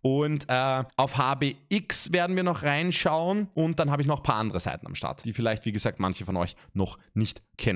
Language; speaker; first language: German; native; German